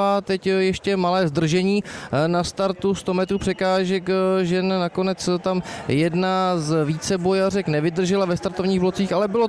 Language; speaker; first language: Czech; native; Czech